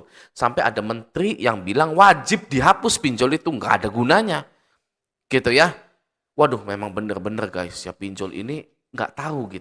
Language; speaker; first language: Indonesian; native; Indonesian